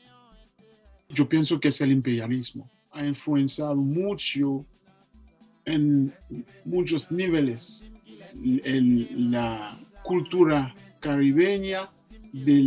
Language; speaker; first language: Spanish; non-native, fluent; Haitian Creole